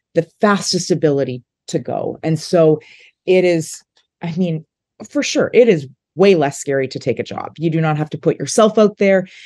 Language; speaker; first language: English; native; English